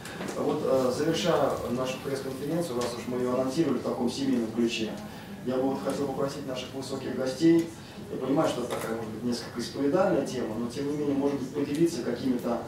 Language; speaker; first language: Russian; native; Russian